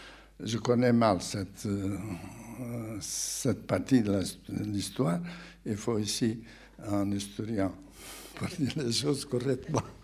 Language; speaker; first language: French; non-native, fluent; Portuguese